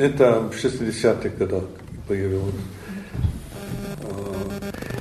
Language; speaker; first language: Russian; non-native, fluent; English